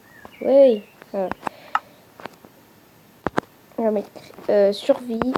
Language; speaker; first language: French; native; French